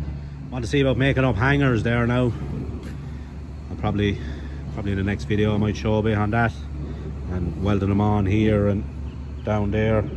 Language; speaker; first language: English; native; English